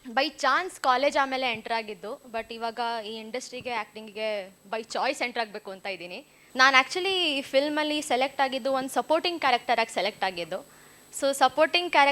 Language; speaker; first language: Kannada; native; Kannada